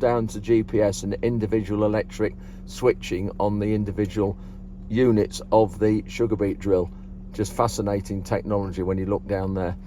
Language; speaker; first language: English; native; English